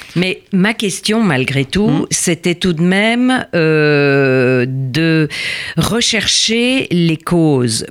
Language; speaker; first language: French; native; French